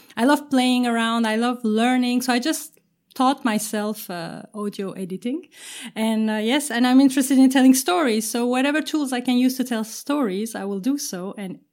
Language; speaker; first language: English; non-native, fluent; Turkish